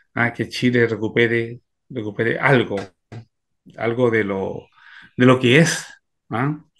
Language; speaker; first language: Spanish; native; Spanish